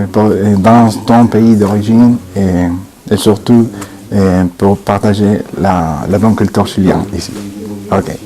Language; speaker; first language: French; non-native, fluent; Spanish